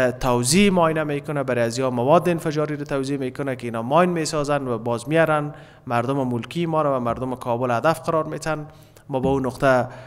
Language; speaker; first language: Persian; native; Persian